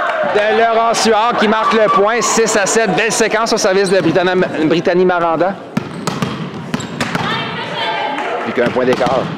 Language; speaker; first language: French; native; French